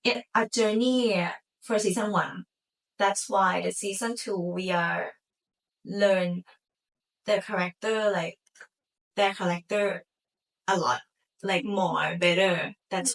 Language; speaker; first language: English; non-native, learner; Thai